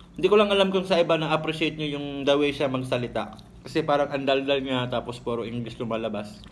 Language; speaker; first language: Filipino; non-native, local second language; Cebuano